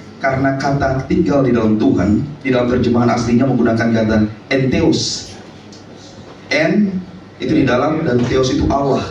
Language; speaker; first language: Indonesian; native; Indonesian